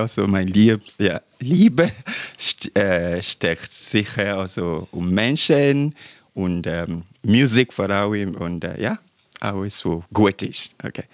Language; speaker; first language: German; non-native, learner; English